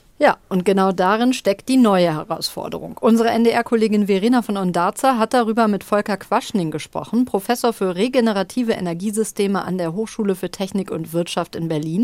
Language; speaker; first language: German; native; German